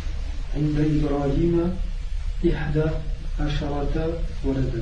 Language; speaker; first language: Arabic; non-native, learner; French